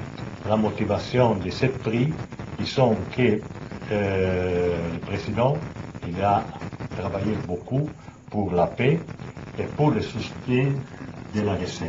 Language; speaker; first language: French; non-native, learner; Italian